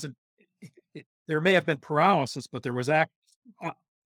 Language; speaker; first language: English; native; English